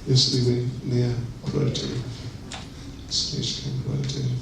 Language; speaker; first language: Russian; non-native, learner; English